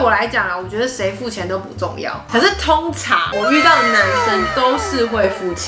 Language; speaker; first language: Chinese; native; Chinese